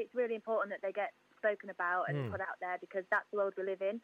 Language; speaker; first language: English; native; English